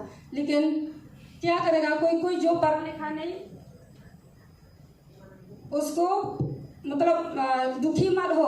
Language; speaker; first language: Hindi; non-native, local second language; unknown